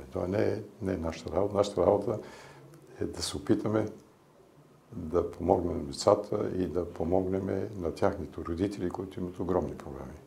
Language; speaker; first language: Bulgarian; early bilingual, heritage; Bulgarian